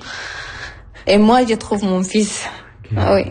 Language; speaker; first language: French; non-native, learner; Arabic